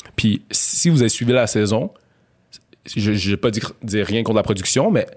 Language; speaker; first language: French; native; French